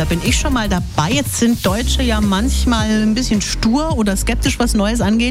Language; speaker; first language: German; native; German